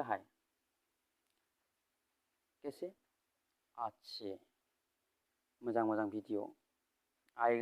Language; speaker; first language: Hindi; non-native, local second language; Bodo